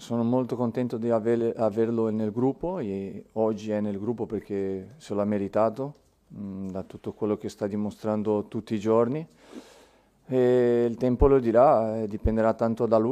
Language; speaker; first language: Italian; non-native, fluent; Portuguese